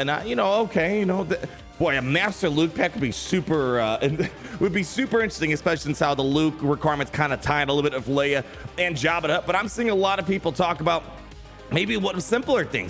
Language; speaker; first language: English; native; English